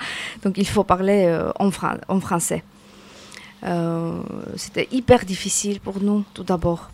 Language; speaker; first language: French; non-native, learner; Georgian